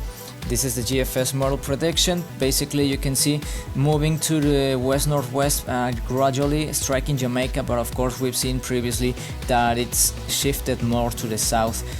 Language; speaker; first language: English; non-native, fluent; Spanish